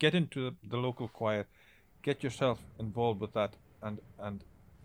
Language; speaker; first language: English; native; English